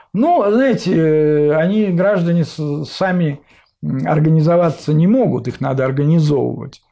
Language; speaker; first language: Russian; native; Russian